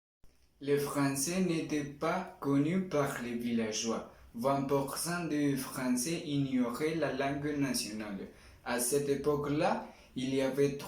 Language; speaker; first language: French; non-native, learner; Spanish